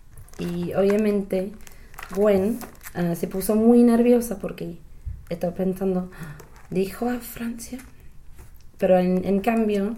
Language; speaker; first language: Spanish; non-native, learner; English